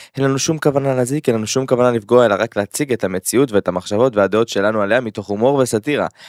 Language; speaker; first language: Hebrew; native; Hebrew